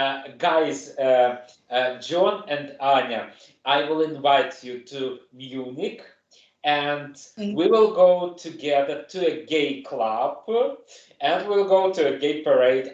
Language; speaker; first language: English; non-native, fluent; German